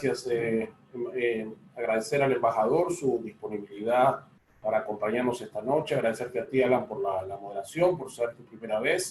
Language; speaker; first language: Spanish; native; Spanish